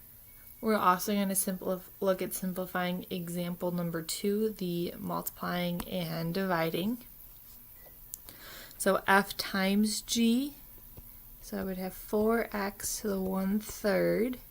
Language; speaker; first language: English; native; English